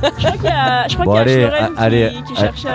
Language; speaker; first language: French; native; French